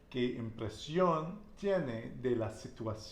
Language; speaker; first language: Spanish; non-native, learner; English